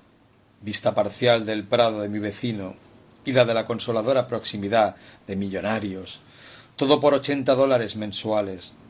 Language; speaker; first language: Spanish; native; Spanish